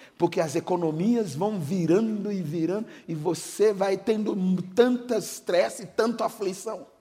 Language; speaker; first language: Portuguese; non-native, fluent; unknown